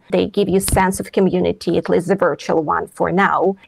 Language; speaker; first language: English; non-native, fluent; Russian